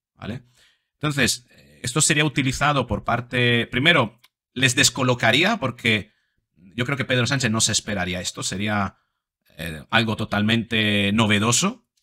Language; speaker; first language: Spanish; non-native, fluent; Italian